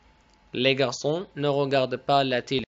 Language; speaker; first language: French; non-native, fluent; Arabic